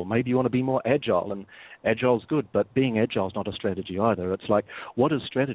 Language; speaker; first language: English; native; English